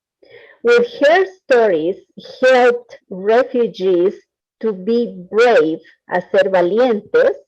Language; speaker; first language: English; non-native, fluent; Spanish